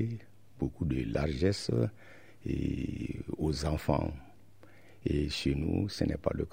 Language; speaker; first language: French; non-native, local second language; Bambara